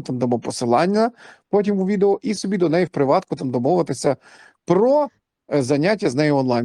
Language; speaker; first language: Ukrainian; native; Ukrainian